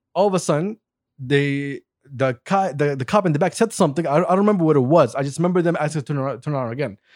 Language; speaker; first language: English; non-native, fluent; Arabic